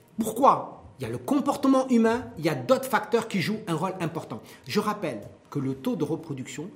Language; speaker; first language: French; non-native, local second language; Arabic